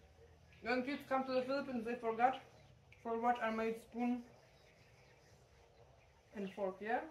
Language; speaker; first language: English; non-native, learner; Russian